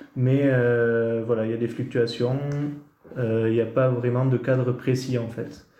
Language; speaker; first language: French; native; French